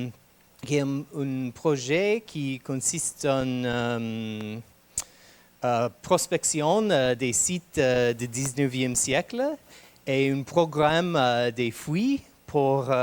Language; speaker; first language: French; non-native, fluent; English